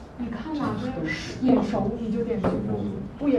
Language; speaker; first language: Chinese; native; Chinese